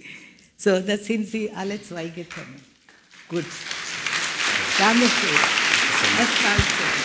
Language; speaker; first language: German; non-native, learner; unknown